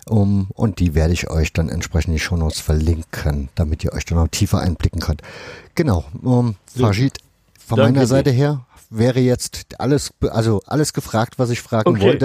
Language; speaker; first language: German; native; German